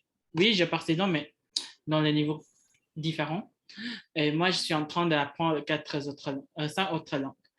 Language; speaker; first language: French; non-native, fluent; Indonesian